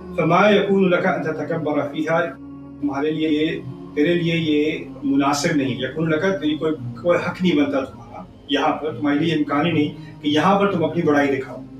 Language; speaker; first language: Urdu; early bilingual, heritage; Urdu